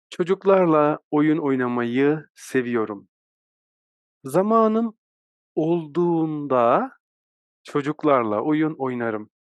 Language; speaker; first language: Turkish; native; Turkish